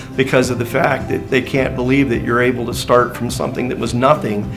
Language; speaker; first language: English; native; English